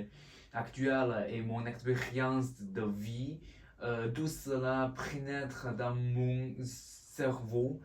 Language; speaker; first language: French; non-native, learner; Chinese